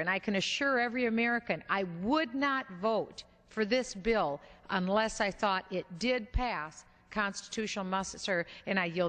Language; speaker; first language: English; native; English